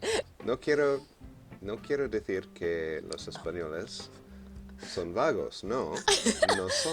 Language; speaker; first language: Spanish; non-native, fluent; English